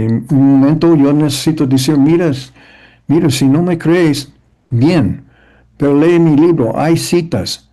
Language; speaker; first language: Spanish; early bilingual, heritage; English